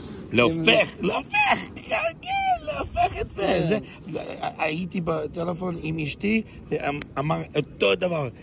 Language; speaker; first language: Hebrew; non-native, learner; English